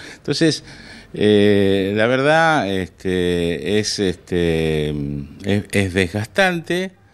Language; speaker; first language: Spanish; native; Spanish